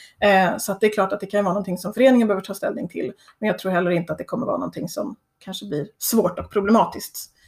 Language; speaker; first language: Swedish; native; Swedish